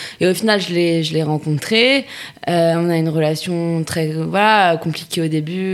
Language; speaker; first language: French; native; French